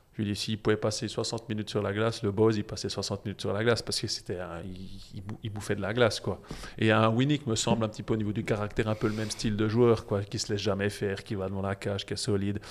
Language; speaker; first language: French; native; French